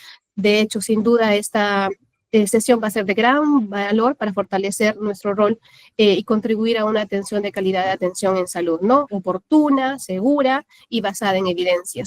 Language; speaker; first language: Spanish; native; Spanish